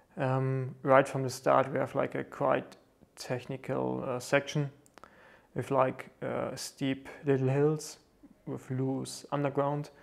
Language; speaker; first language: English; non-native, fluent; German